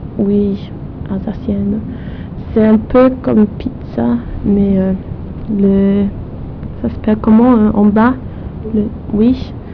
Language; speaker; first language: French; non-native, fluent; English